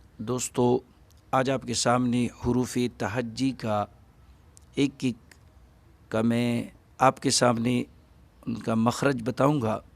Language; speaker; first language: Urdu; non-native, local second language; Pashto